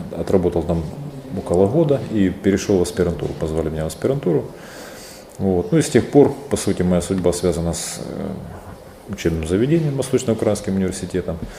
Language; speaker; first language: Russian; native; Russian